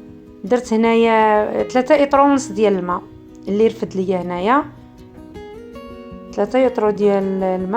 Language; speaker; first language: Arabic; native; Arabic